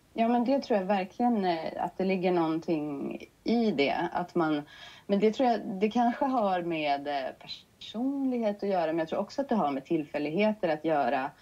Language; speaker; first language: Swedish; native; Swedish